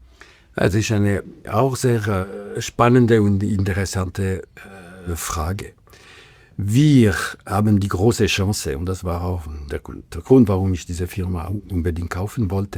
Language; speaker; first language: German; non-native, local second language; French